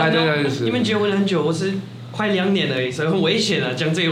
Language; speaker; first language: Chinese; non-native, fluent; French